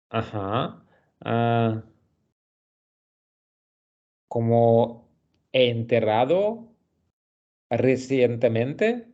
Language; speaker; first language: Spanish; non-native, learner; Russian